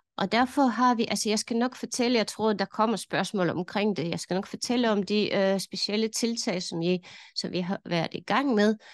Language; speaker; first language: Danish; non-native, fluent; Ukrainian